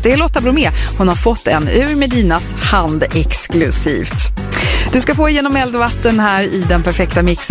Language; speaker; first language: Swedish; native; Swedish